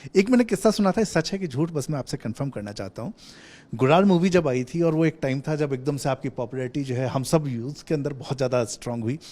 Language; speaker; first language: Hindi; native; Hindi